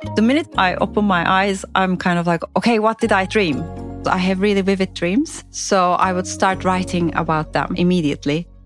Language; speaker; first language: English; non-native, fluent; Turkish